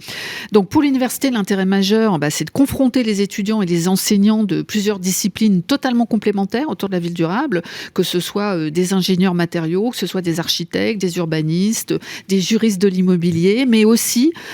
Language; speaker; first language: French; native; French